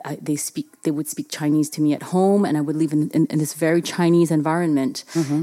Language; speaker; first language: English; early bilingual, other home language; Chinese